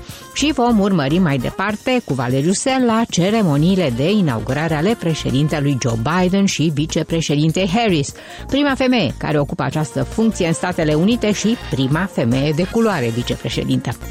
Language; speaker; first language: Romanian; native; Romanian